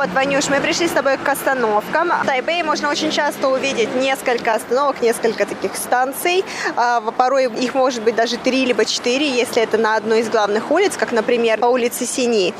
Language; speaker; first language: Russian; native; Russian